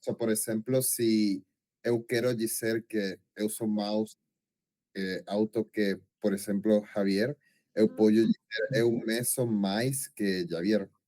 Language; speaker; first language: Portuguese; non-native, learner; Spanish